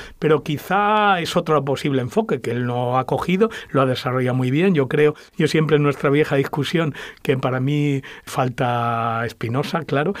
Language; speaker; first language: Spanish; native; Spanish